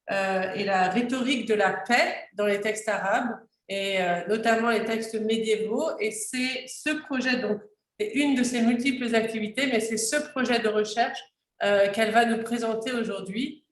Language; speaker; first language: French; native; French